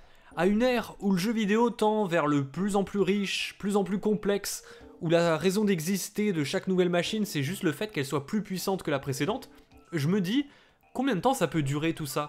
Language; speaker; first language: French; native; French